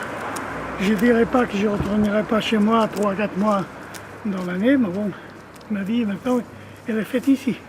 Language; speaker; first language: French; native; French